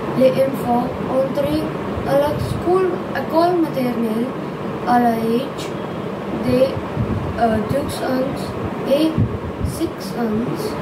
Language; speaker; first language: French; non-native, learner; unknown